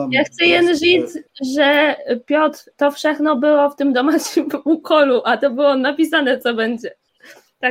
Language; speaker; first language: Czech; non-native, fluent; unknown